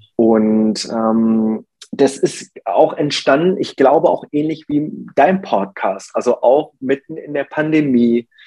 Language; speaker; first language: German; native; German